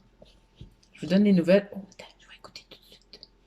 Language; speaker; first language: French; native; French